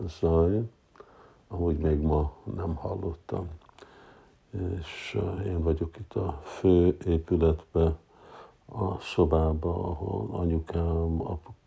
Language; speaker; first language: Hungarian; early bilingual, heritage; Hungarian